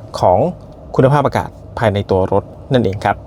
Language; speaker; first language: Thai; native; Thai